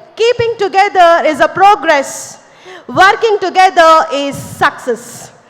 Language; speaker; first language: English; non-native, local second language; Kannada